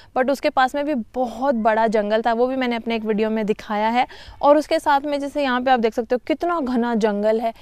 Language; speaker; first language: Hindi; native; Hindi